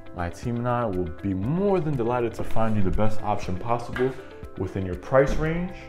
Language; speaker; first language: English; early bilingual, other home language; Spanish